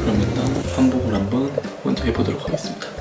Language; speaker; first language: Korean; native; Korean